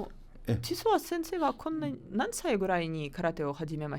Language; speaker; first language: Japanese; non-native, learner; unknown